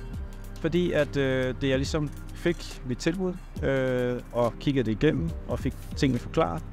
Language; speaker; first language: Danish; non-native, fluent; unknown